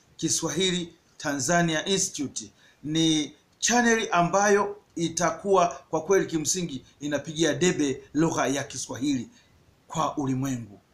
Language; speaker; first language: Swahili; native; Swahili